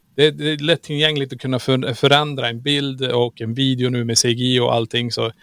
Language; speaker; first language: Swedish; native; Swedish